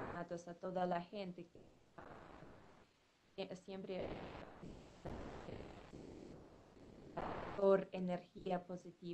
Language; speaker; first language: Spanish; non-native, fluent; Russian